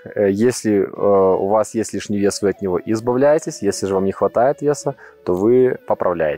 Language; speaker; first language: Russian; native; Russian